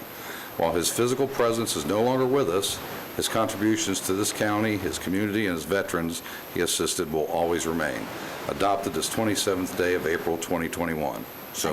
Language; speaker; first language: English; native; English